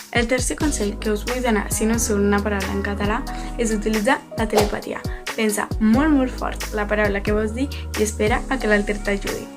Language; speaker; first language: Catalan; non-native, learner; Italian